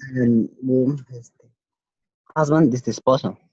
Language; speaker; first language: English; non-native, learner; Spanish